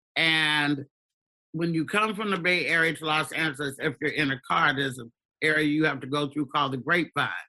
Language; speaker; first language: English; native; English